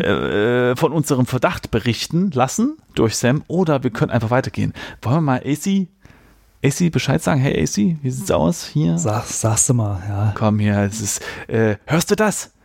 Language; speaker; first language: German; native; German